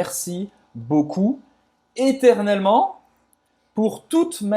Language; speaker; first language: French; non-native, fluent; Portuguese